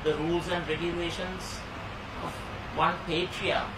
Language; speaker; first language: English; non-native, local second language; Sinhala